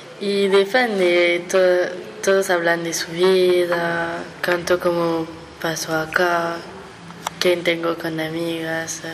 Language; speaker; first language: Spanish; non-native, learner; French